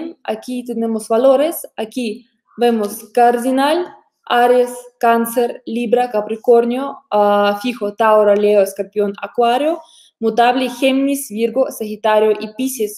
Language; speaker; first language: Spanish; non-native, fluent; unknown